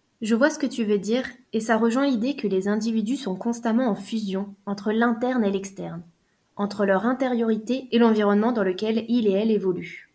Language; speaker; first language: French; native; French